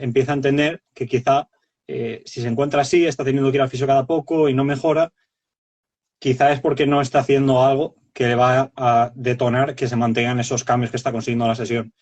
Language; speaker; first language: Spanish; native; Spanish